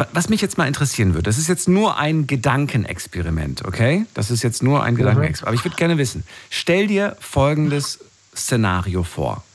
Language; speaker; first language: German; native; German